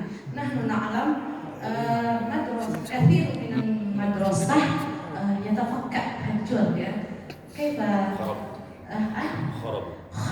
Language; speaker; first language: Arabic; non-native, learner; Indonesian